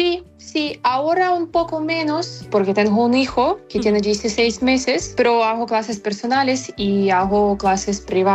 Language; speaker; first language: Spanish; non-native, fluent; Ukrainian